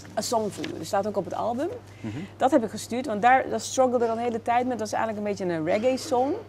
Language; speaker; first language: Dutch; native; Dutch